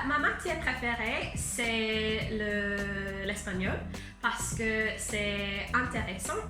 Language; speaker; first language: French; non-native, fluent; English